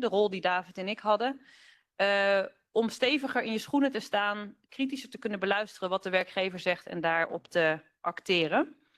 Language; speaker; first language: Dutch; native; Dutch